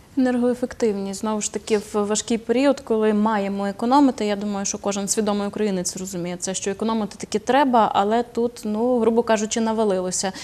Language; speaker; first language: Ukrainian; native; Ukrainian